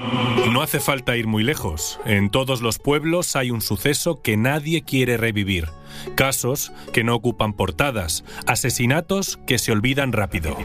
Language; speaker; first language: Spanish; native; Spanish